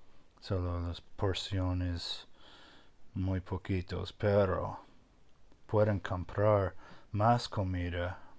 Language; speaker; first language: Spanish; non-native, fluent; English